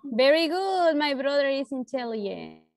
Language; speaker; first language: English; non-native, learner; Spanish